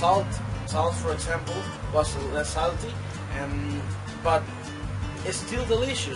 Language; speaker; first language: English; non-native, fluent; Spanish